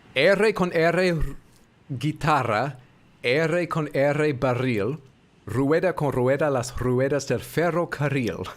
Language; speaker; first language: Spanish; non-native, learner; English